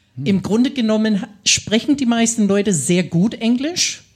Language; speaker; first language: German; non-native, fluent; English